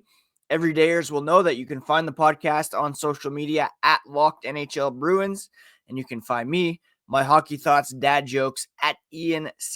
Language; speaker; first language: English; native; English